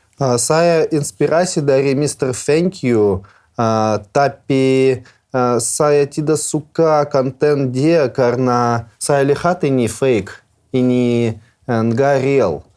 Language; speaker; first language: Indonesian; non-native, learner; Russian